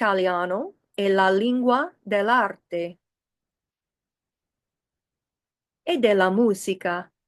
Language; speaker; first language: Italian; non-native, fluent; English